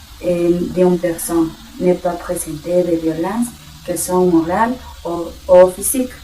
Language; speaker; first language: French; non-native, learner; Spanish